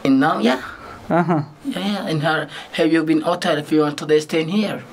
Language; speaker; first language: English; non-native, learner; Arabic